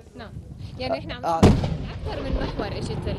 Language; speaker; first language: Arabic; native; Arabic